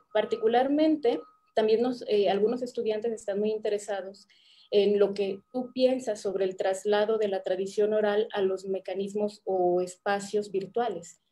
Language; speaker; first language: Spanish; native; Spanish